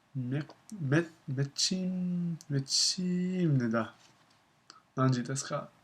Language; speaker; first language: Korean; non-native, learner; English